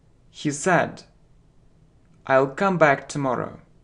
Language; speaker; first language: English; non-native, fluent; Russian